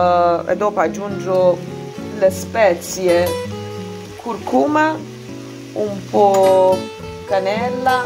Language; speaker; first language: Italian; non-native, learner; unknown